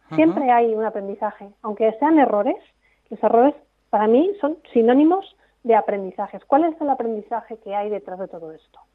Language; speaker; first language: Spanish; native; Spanish